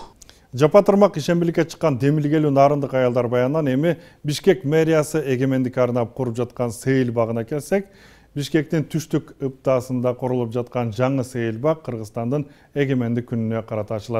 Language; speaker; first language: Kyrgyz; native; Kyrgyz